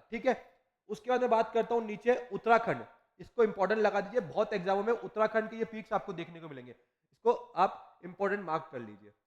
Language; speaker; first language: Hindi; native; Hindi